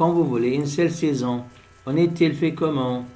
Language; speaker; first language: French; non-native, fluent; Arabic